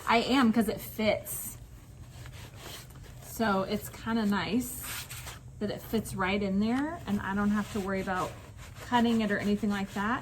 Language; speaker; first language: English; native; English